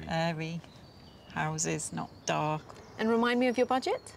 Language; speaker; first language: English; native; English